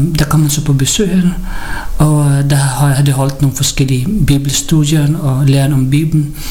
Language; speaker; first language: Danish; early bilingual, other home language; Filipino